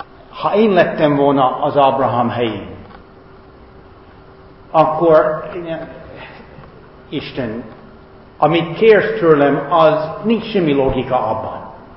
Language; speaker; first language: Hungarian; non-native, fluent; English